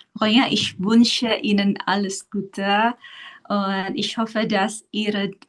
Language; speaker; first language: German; non-native, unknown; Indonesian